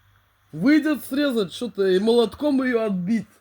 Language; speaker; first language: Russian; native; Russian